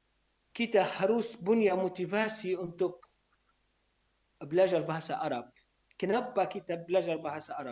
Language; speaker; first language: Indonesian; non-native, learner; Arabic